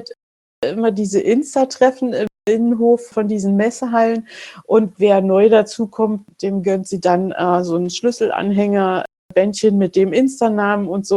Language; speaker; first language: German; native; German